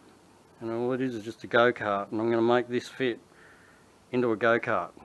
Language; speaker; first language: English; native; English